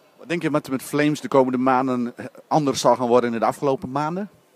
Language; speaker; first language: Dutch; native; Dutch